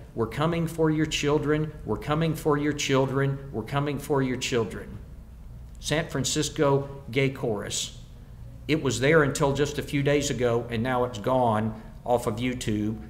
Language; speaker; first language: English; native; English